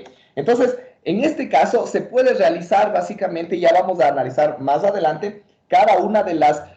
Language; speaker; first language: Spanish; native; Spanish